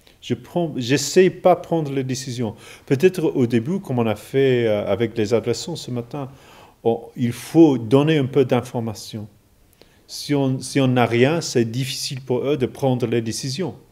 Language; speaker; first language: French; non-native, fluent; English